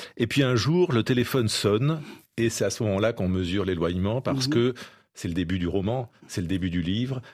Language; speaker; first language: French; native; French